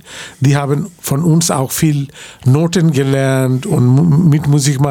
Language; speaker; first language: German; non-native, learner; Bangla